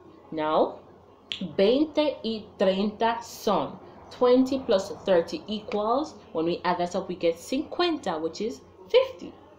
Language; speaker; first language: English; native; English